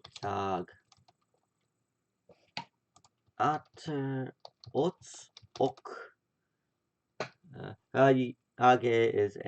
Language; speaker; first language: Swedish; non-native, learner; English